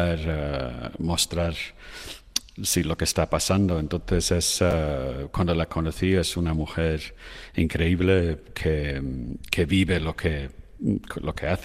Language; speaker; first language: Spanish; non-native, fluent; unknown